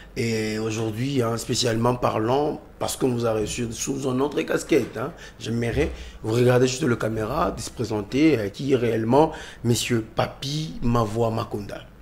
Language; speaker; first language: French; non-native, local second language; Lingala